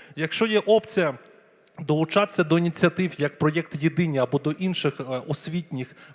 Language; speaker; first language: Ukrainian; non-native, local second language; Russian